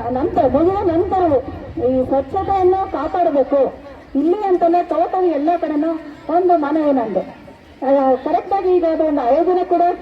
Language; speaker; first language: Kannada; native; Kannada